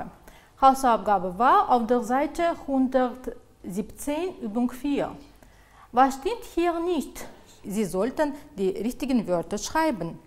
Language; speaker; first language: German; non-native, fluent; Uzbek